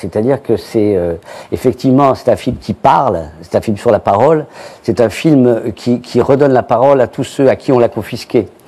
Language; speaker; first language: French; native; French